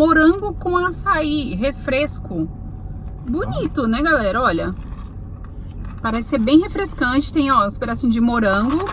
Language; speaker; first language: Portuguese; native; Portuguese